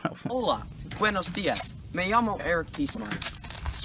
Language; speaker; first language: Spanish; non-native, learner; English